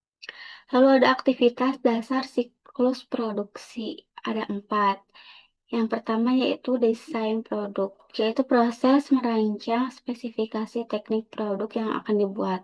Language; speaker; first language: Indonesian; native; Indonesian